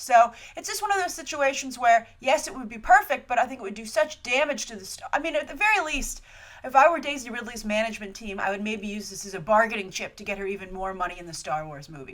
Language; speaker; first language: English; native; English